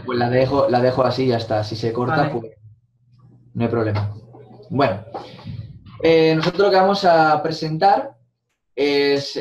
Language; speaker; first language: Spanish; native; Spanish